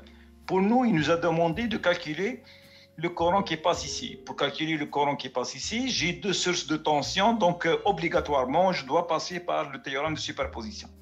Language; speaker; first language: French; native; French